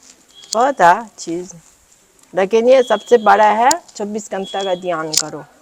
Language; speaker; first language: Hindi; non-native, learner; Italian